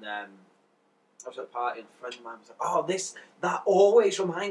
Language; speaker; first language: English; native; English